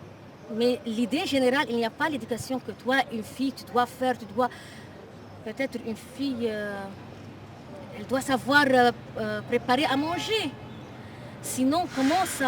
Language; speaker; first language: French; non-native, local second language; Arabic